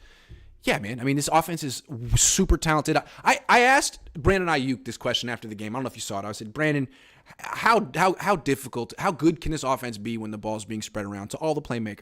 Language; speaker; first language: English; native; English